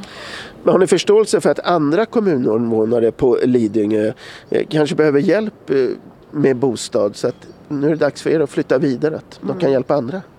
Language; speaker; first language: Swedish; native; Swedish